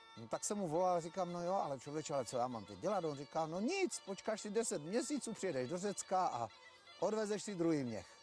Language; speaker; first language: Czech; early bilingual, other home language; Greek